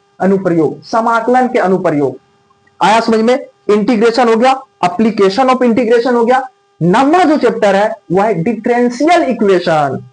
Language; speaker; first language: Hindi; native; Hindi